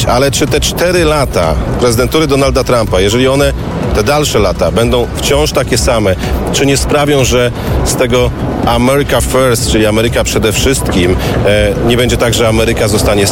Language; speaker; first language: Polish; native; Polish